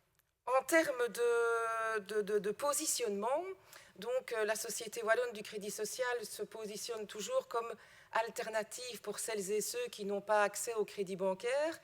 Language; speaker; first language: French; native; French